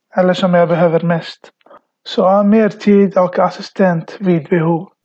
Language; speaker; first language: Swedish; early bilingual, other home language; Arabic